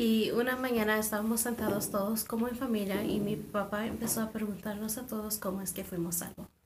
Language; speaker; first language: Spanish; non-native, fluent; English